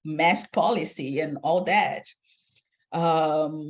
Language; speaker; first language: English; non-native, fluent; Portuguese